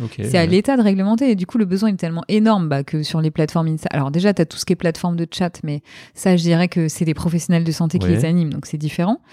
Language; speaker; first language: French; native; French